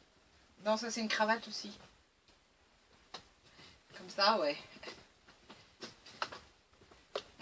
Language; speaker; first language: French; native; French